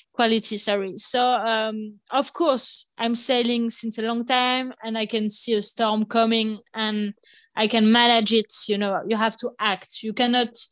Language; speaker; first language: English; non-native, fluent; French